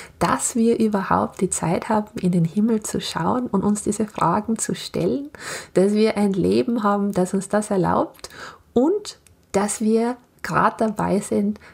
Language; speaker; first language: German; native; German